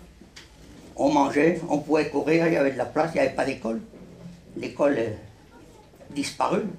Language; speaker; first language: French; early bilingual, other home language; Spanish